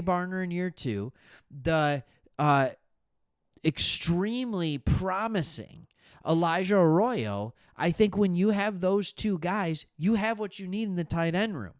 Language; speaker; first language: English; native; English